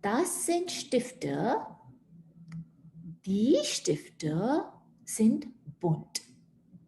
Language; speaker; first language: German; non-native, fluent; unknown